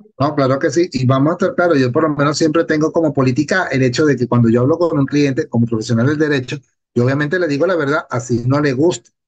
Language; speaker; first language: Spanish; native; Spanish